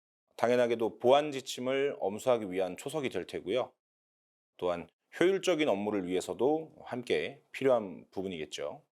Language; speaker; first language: Korean; native; Korean